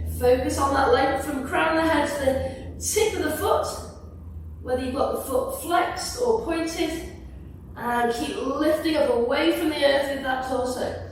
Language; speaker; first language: English; native; English